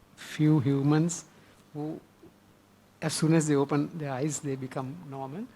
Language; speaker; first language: English; non-native, local second language; Sinhala